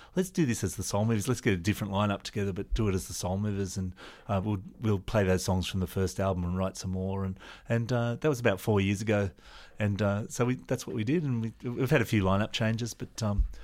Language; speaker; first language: English; native; English